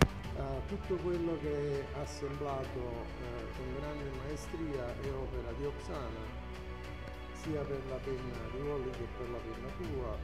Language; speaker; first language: Italian; native; Italian